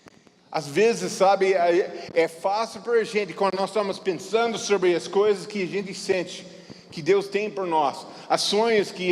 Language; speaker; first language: Portuguese; non-native, fluent; English